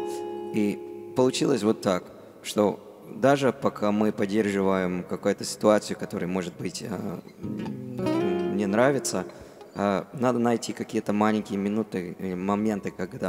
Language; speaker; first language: Russian; non-native, fluent; English